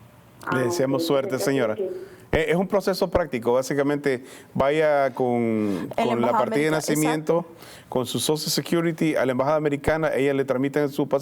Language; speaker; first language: Spanish; native; Spanish